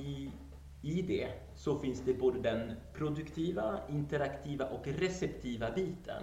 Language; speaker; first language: Swedish; non-native, fluent; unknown